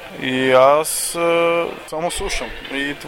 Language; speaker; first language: Bulgarian; non-native, learner; Portuguese